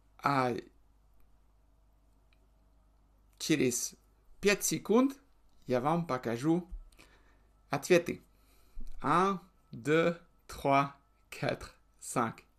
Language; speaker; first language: Russian; non-native, fluent; French